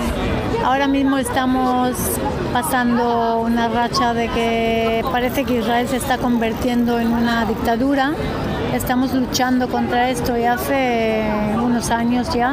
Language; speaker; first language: Spanish; non-native, fluent; Hebrew